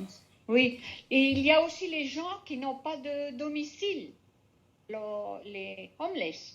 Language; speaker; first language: French; non-native, fluent; Spanish